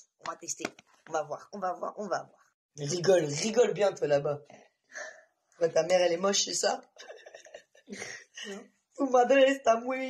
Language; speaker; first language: French; native; French